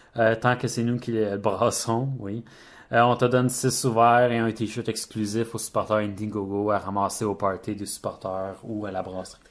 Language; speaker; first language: French; native; French